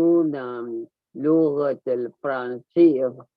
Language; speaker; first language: Arabic; non-native, learner; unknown